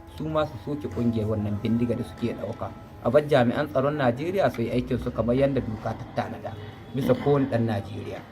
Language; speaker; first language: Hausa; non-native, local second language; Fula